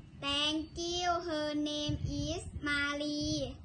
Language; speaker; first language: English; non-native, learner; Thai